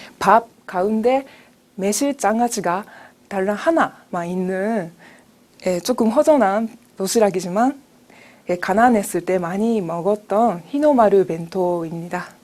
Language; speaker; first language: Korean; non-native, fluent; Japanese